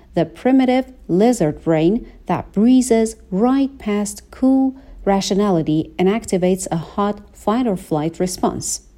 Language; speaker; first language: English; non-native, fluent; Persian